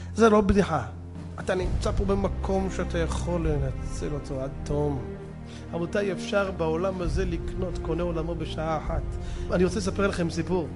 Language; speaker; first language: Hebrew; native; Hebrew